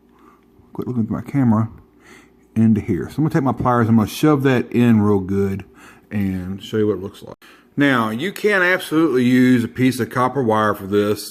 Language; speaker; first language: English; native; English